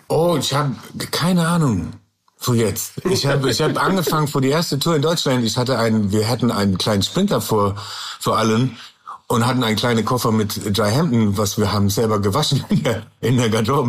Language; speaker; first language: German; non-native, learner; English